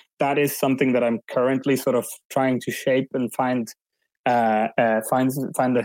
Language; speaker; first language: English; non-native, fluent; Swedish